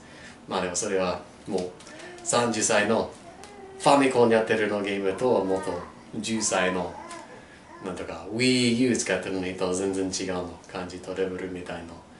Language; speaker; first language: Japanese; non-native, learner; English